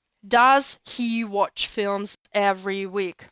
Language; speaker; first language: English; non-native, fluent; Russian